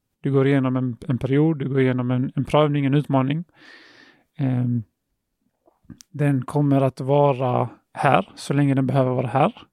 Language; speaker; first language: Swedish; early bilingual, other home language; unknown